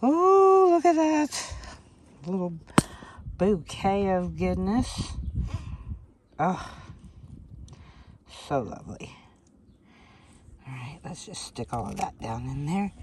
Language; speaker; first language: English; native; English